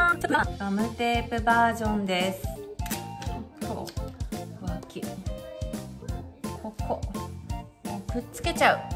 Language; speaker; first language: Japanese; native; Japanese